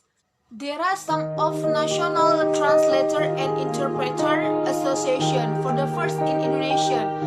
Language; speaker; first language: English; non-native, learner; Indonesian